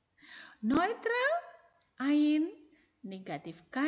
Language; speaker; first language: German; non-native, fluent; Indonesian